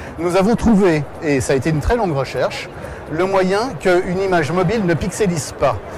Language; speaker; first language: French; native; French